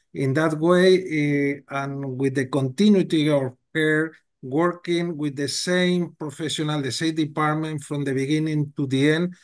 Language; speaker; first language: English; non-native, learner; Spanish